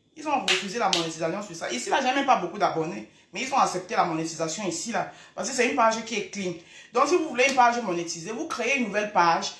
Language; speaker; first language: French; native; French